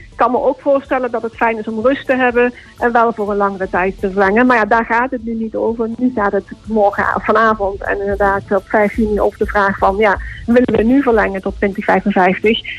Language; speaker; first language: Dutch; native; Dutch